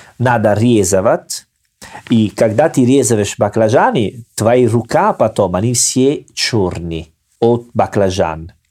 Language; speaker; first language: Russian; non-native, fluent; Italian